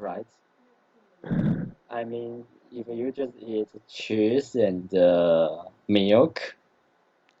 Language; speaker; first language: English; non-native, learner; Chinese